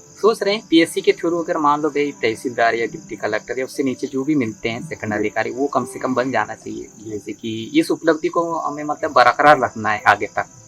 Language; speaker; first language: Hindi; native; Hindi